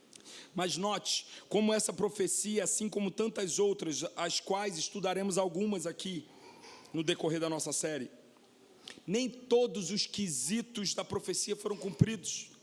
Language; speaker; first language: Portuguese; native; Portuguese